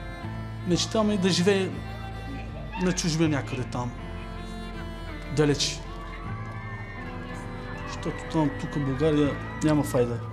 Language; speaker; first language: Bulgarian; non-native, local second language; Turkish